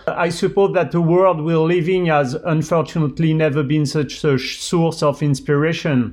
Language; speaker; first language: English; non-native, fluent; French